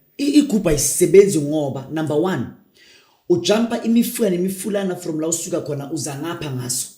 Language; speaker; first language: Zulu; non-native, local second language; Northern Sotho